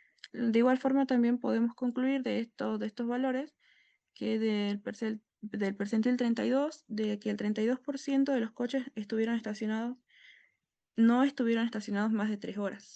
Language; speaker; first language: Spanish; native; Spanish